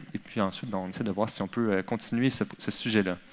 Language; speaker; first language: French; native; French